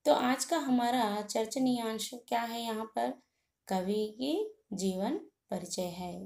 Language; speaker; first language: Hindi; non-native, local second language; Telugu